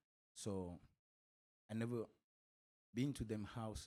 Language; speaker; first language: English; non-native, fluent; Spanish